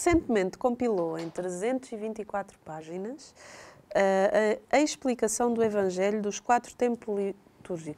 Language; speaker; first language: Portuguese; native; Portuguese